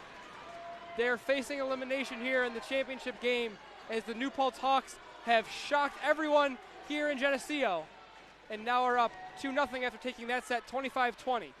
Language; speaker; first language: English; native; English